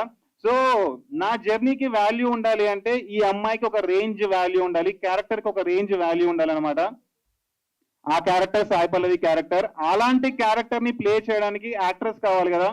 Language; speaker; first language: Telugu; native; Telugu